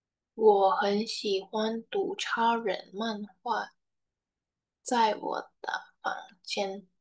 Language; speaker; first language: Chinese; non-native, learner; Indonesian